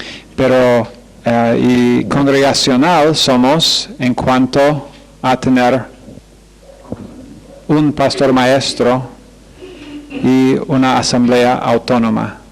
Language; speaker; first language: Spanish; non-native, fluent; English